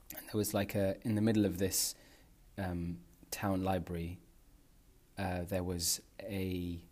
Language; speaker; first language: English; native; English